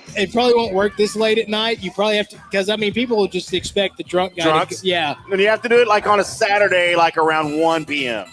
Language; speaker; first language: English; native; English